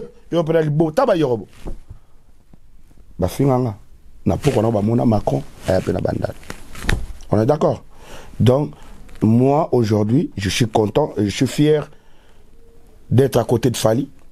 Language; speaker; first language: French; non-native, local second language; Lingala